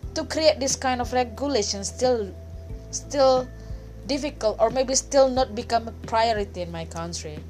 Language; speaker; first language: English; non-native, fluent; Indonesian